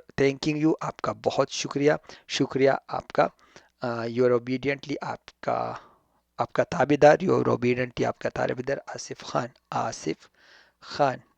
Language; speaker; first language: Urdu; non-native, local second language; Pashto